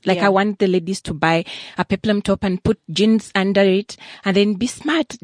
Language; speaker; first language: English; non-native, local second language; Ganda